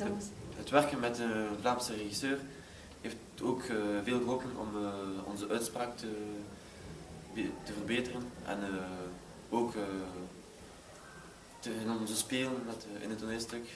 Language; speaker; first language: Dutch; non-native, local second language; French